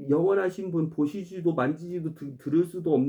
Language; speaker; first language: Korean; native; Korean